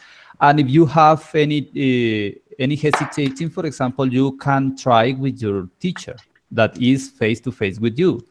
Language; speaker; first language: English; non-native, learner; Spanish